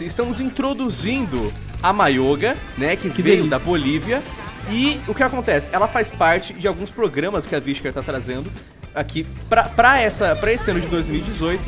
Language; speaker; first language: Portuguese; native; Portuguese